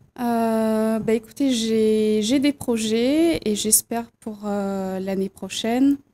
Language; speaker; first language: French; native; French